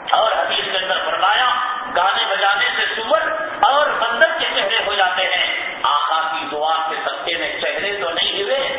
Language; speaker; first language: Urdu; native; Urdu